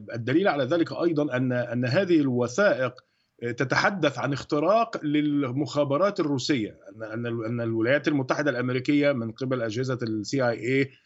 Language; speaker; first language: Arabic; non-native, fluent; Russian